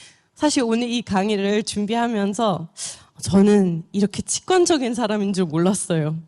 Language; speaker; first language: Korean; non-native, fluent; German